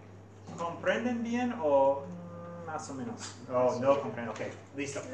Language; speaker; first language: Spanish; non-native, fluent; English